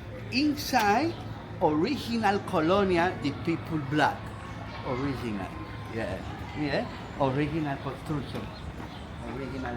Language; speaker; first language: English; non-native, learner; Spanish